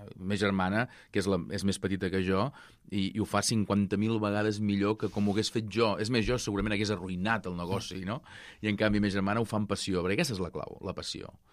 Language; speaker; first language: Catalan; native; Catalan